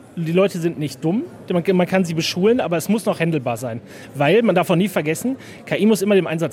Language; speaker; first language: German; native; German